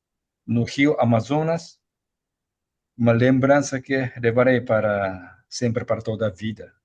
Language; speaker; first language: Portuguese; non-native, fluent; Japanese